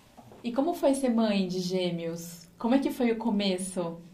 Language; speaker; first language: Portuguese; native; Portuguese